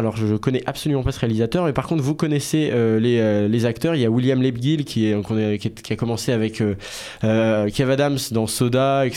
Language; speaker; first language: French; native; French